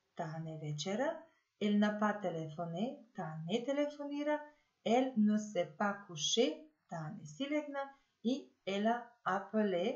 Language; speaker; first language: French; non-native, fluent; Macedonian